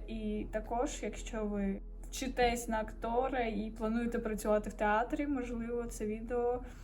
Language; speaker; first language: Ukrainian; native; Ukrainian